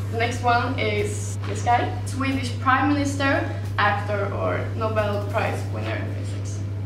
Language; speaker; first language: English; non-native, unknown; Swedish